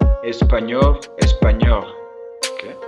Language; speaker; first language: French; non-native, local second language; Kinyarwanda